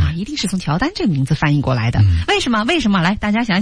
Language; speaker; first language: Chinese; native; Chinese